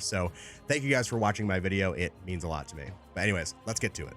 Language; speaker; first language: English; native; English